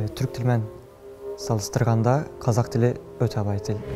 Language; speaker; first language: Kazakh; non-native, learner; Turkish